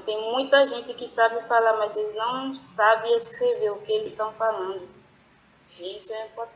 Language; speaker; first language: Portuguese; non-native, fluent; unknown